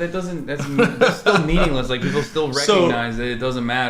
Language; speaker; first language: English; native; English